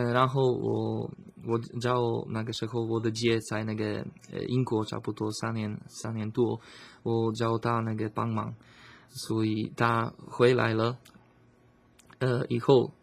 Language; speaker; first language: Chinese; non-native, learner; Slovak